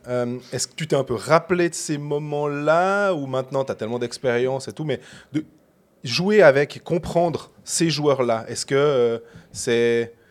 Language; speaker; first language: French; native; French